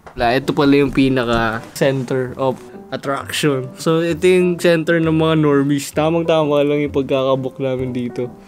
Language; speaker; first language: Filipino; native; Filipino